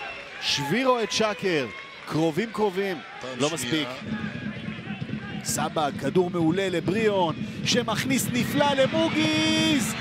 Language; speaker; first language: Hebrew; native; Hebrew